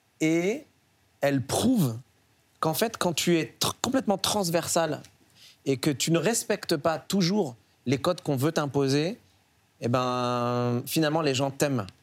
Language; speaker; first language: French; early bilingual, other home language; Arabic